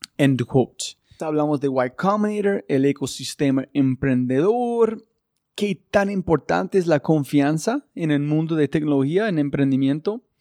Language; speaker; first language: Spanish; non-native, fluent; English